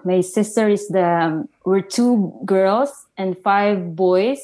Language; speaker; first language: English; non-native, local second language; Filipino